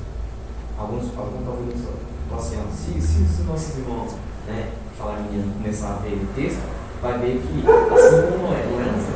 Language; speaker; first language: Portuguese; native; Portuguese